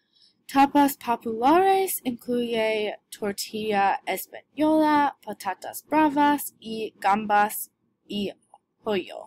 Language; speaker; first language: Spanish; non-native, learner; English